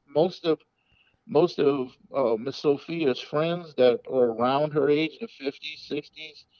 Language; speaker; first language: English; native; English